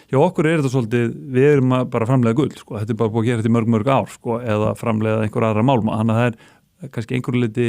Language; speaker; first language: Icelandic; native; Icelandic